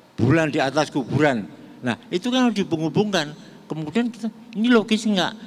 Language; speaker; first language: Indonesian; non-native, local second language; Javanese